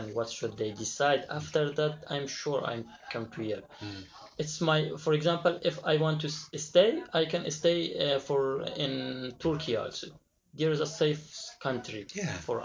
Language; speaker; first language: English; non-native, learner; Persian